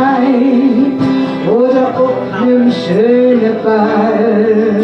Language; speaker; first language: German; native; German